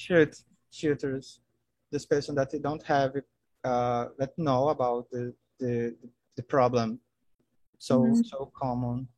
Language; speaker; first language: English; non-native, learner; Portuguese